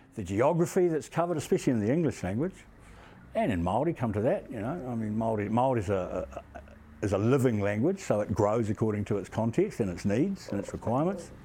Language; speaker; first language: English; native; English